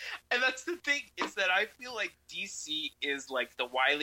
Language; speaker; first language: English; early bilingual, other home language; Spanish